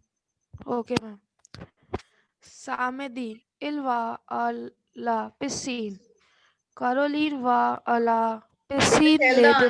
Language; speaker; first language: French; non-native, learner; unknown